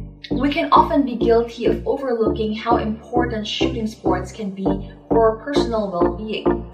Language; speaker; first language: English; non-native, local second language; Filipino